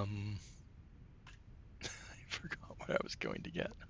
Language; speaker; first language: English; native; English